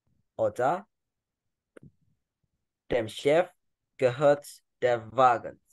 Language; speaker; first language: German; non-native, learner; Indonesian